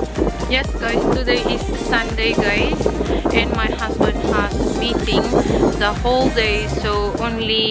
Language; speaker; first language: English; non-native, local second language; Filipino